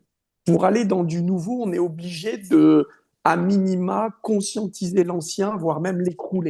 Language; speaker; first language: French; native; French